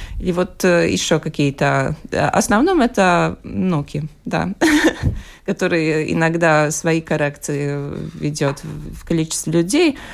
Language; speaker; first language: Russian; non-native, local second language; Latvian